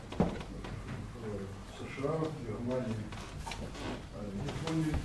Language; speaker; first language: Russian; native; Russian